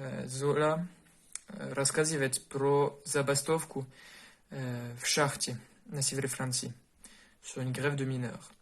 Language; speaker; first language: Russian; non-native, learner; French